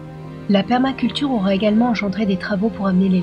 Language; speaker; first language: French; native; French